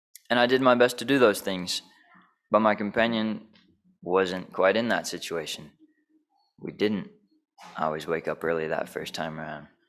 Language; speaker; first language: English; native; English